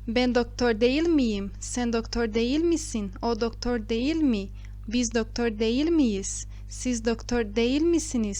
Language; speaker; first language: Turkish; non-native, fluent; Portuguese